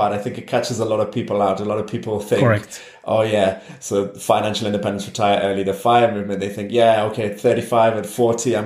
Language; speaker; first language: English; native; English